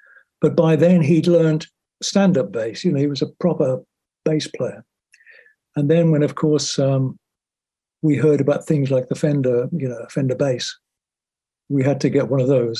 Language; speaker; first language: English; native; English